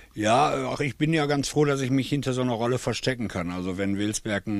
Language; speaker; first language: German; native; German